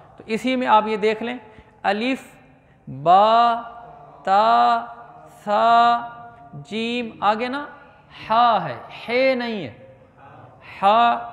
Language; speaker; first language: Urdu; native; Urdu